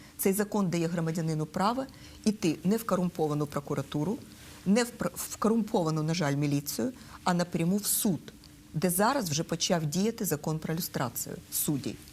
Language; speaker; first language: Ukrainian; non-native, local second language; Russian